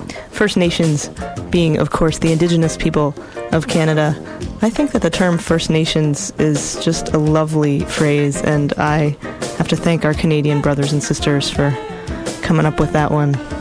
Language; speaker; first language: English; native; English